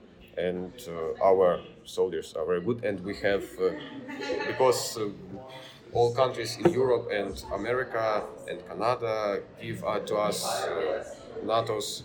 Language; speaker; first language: English; non-native, learner; Ukrainian